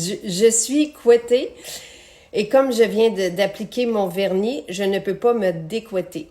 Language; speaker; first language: French; native; French